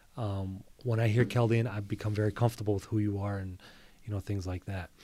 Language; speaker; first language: English; native; English